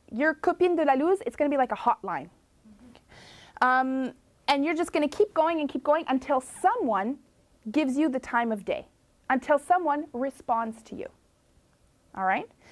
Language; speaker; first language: English; native; English